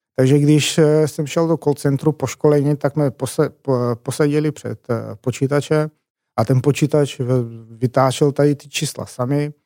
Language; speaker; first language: Czech; non-native, fluent; Macedonian